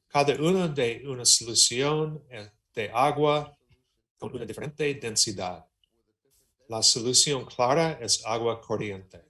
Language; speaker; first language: Spanish; non-native, learner; English